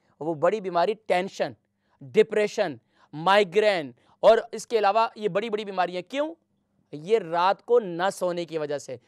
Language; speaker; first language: Urdu; native; Urdu